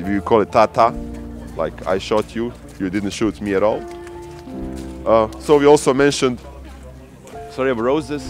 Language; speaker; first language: English; early bilingual, other home language; Bosnian